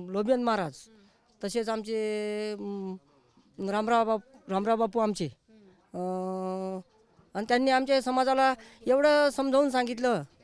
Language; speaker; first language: Marathi; non-native, local second language; Lambadi